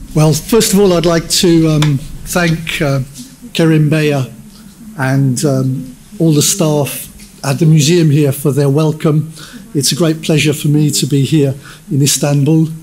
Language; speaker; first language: English; native; English